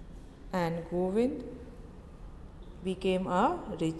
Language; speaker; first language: English; non-native, local second language; Hindi